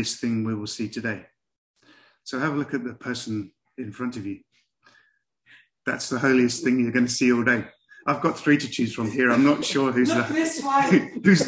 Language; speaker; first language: English; native; English